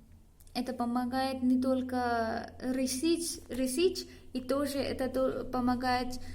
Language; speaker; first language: Russian; non-native, learner; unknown